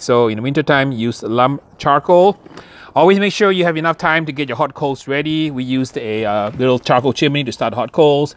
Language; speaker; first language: English; native; English